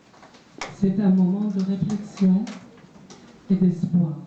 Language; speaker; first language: French; non-native, fluent; Persian